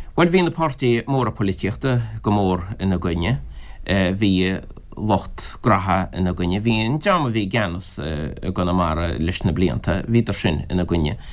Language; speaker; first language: Irish; native; Irish